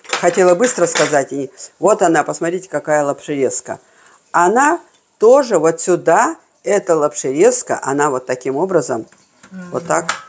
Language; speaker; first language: Russian; native; Russian